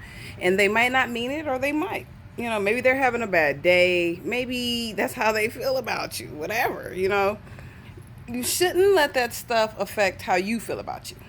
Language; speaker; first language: English; native; English